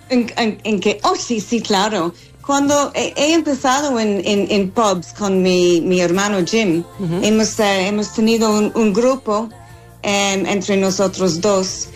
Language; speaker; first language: Spanish; non-native, learner; English